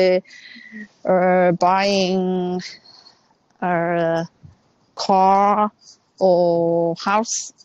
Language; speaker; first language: English; non-native, learner; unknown